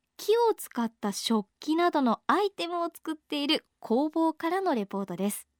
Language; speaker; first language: Japanese; native; Japanese